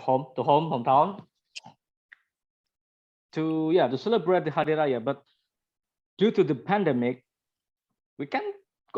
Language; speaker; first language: English; non-native, learner; Indonesian